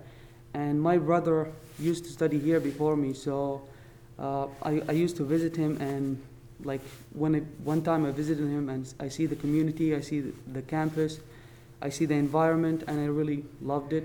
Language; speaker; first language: English; non-native, fluent; Arabic